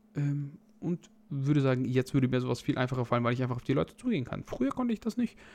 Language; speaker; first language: German; native; German